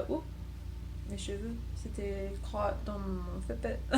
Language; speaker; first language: French; non-native, learner; English